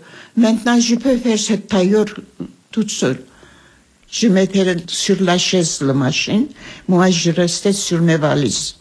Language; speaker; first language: French; early bilingual, other home language; Armenian